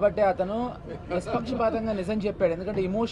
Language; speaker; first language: Telugu; native; Telugu